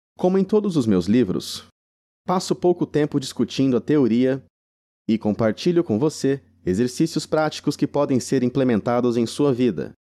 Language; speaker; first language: Portuguese; native; Portuguese